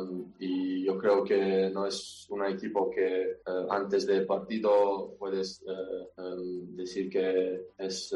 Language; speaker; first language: Spanish; non-native, learner; Romanian